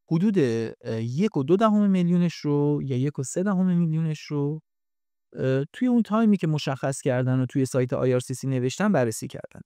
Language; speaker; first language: Persian; native; Persian